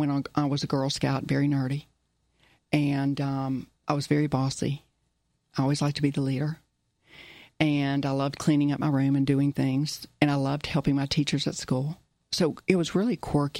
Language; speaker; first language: English; early bilingual, other home language; German